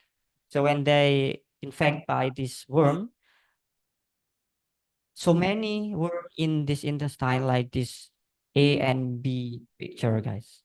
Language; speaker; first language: English; non-native, learner; Indonesian